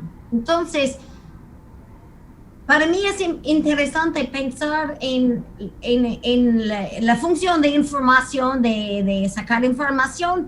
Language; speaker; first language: Spanish; non-native, fluent; English